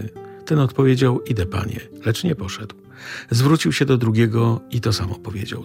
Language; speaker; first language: Polish; native; Polish